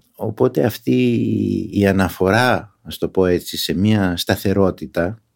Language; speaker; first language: Greek; early bilingual, other home language; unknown